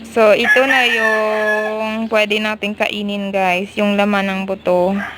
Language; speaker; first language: Filipino; non-native, local second language; Cebuano